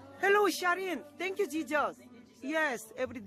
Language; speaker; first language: English; non-native, learner; Korean